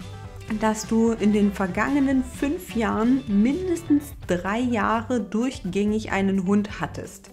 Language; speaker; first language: German; native; German